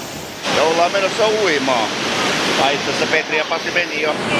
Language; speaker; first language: Finnish; native; Finnish